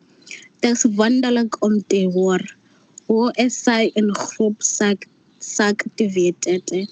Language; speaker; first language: Dutch; non-native, learner; Afrikaans